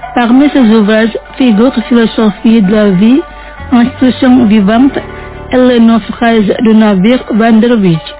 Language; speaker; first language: French; non-native, fluent; Indonesian